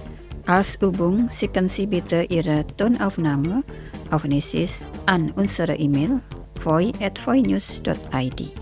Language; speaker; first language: German; non-native, fluent; Indonesian